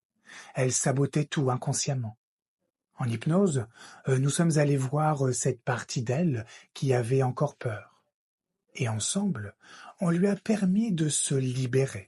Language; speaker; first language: French; native; French